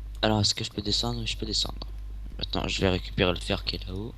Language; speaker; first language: French; native; French